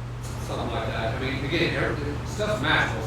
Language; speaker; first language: English; native; English